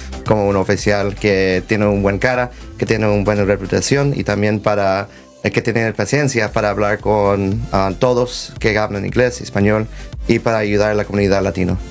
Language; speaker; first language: Spanish; early bilingual, heritage; Spanish